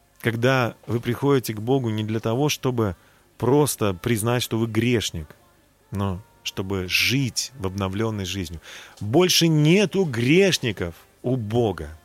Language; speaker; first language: Russian; native; Russian